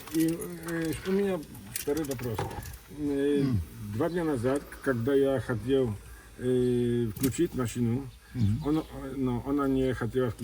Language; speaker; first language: Russian; non-native, learner; Polish